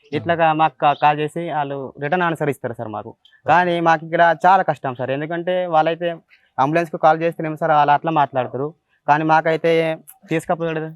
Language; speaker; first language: Telugu; non-native, local second language; Gondi